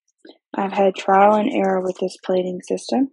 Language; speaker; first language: English; native; English